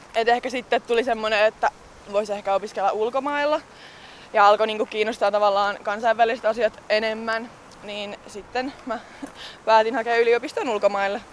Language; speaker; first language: Finnish; native; Finnish